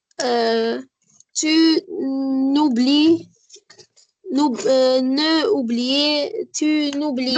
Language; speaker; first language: French; non-native, learner; Arabic